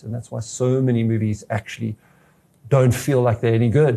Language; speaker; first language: English; native; English